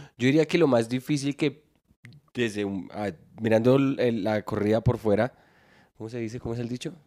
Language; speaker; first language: Spanish; native; Spanish